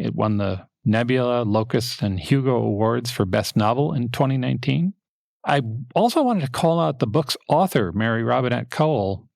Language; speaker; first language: English; native; English